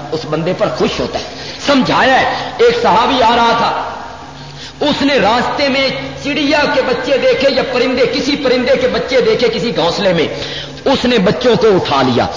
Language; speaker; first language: Urdu; non-native, local second language; Punjabi